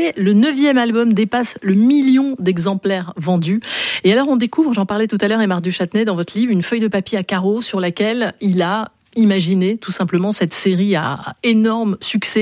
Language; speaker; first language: French; native; French